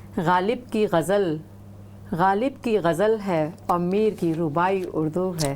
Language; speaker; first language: Urdu; native; Urdu